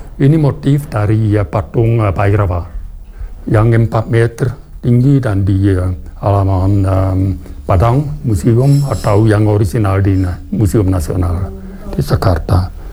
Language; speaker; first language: Indonesian; non-native, fluent; German